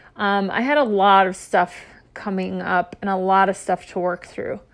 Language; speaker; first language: English; native; English